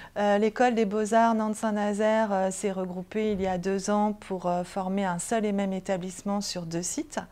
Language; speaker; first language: French; native; French